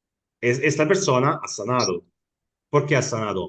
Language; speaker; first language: Spanish; non-native, fluent; Italian